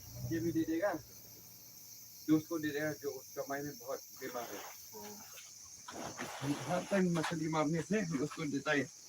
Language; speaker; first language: Hindi; non-native, local second language; Khasi